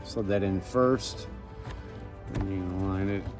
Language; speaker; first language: English; native; English